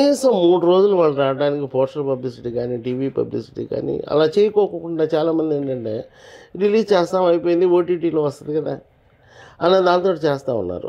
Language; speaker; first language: Telugu; native; Telugu